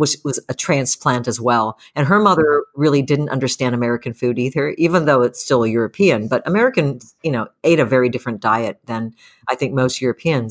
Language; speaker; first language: English; early bilingual, other home language; Japanese